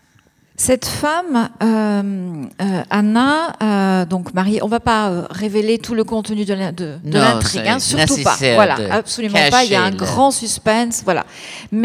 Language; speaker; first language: French; native; French